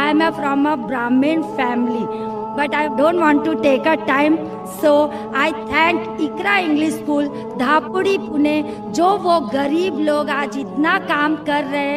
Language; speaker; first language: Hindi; non-native, local second language; Marathi